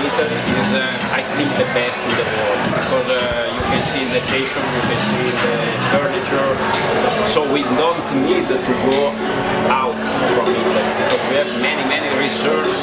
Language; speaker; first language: English; non-native, fluent; Italian